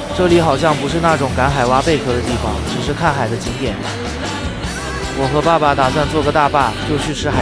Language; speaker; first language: Chinese; native; Chinese